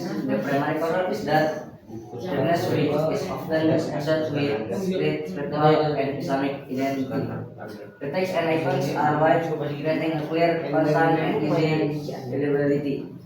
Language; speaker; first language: English; non-native, learner; Indonesian